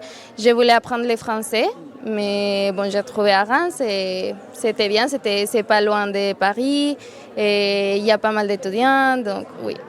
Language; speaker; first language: French; non-native, fluent; Spanish